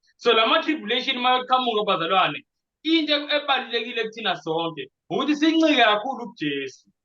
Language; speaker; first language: Zulu; native; Zulu